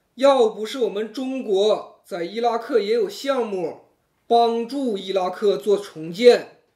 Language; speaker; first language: Chinese; native; Chinese